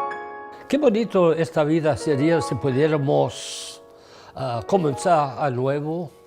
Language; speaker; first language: Spanish; early bilingual, heritage; English